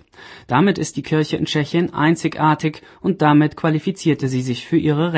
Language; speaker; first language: German; native; German